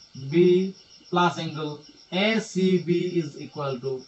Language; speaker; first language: English; non-native, local second language; Assamese